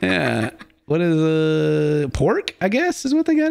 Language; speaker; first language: English; native; English